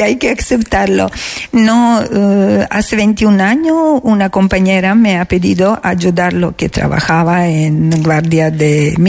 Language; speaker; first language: Spanish; non-native, learner; Croatian